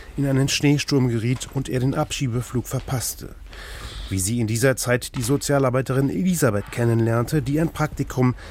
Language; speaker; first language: German; native; German